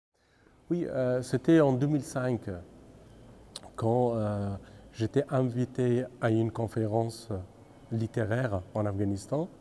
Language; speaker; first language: French; non-native, fluent; Persian